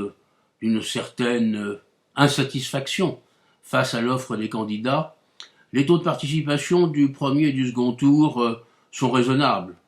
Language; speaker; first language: French; native; French